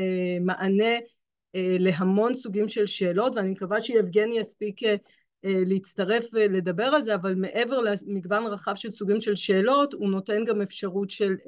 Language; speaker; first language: Hebrew; native; Hebrew